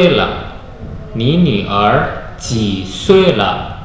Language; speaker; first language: Chinese; non-native, fluent; Indonesian